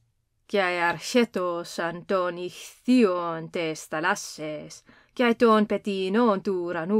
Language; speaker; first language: Greek; non-native, fluent; English